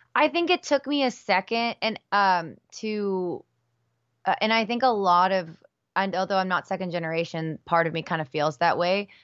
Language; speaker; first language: English; early bilingual, other home language; Spanish